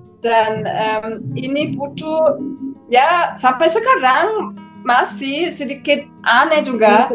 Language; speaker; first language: Indonesian; non-native, fluent; German